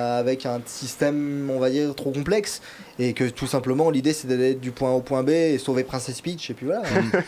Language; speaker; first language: French; native; French